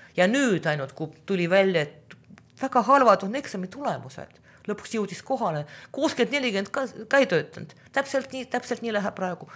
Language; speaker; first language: Estonian; non-native, local second language; Russian